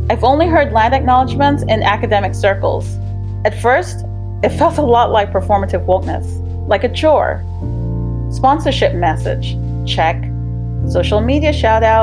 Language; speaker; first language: English; non-native, local second language; Jamaican Creole English